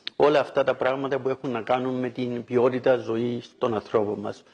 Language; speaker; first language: Greek; native; Greek